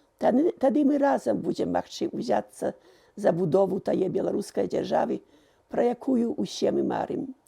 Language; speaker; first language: Belarusian; early bilingual, heritage; Belarusian